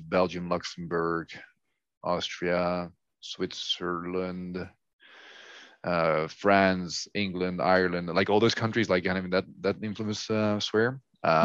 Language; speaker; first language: English; non-native, fluent; Dutch